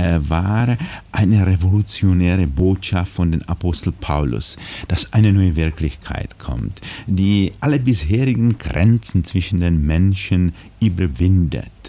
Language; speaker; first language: German; non-native, fluent; Czech